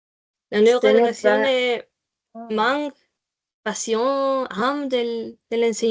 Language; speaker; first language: French; non-native, learner; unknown